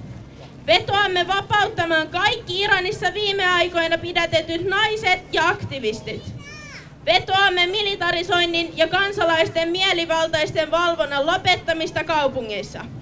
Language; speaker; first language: Finnish; non-native, fluent; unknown